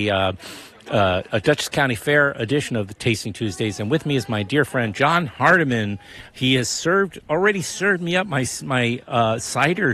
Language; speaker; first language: English; native; English